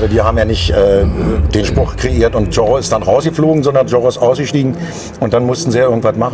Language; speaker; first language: German; native; German